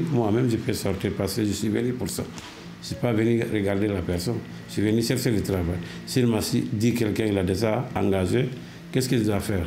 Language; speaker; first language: French; non-native, learner; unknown